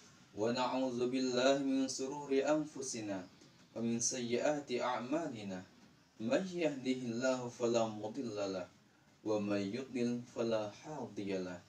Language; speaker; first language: Arabic; non-native, learner; Indonesian